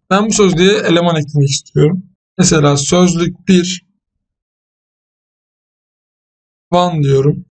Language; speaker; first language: Turkish; native; Turkish